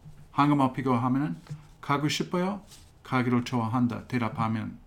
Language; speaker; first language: Korean; non-native, fluent; English